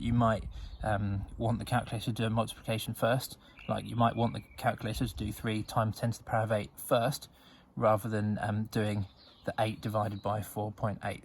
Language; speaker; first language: English; native; English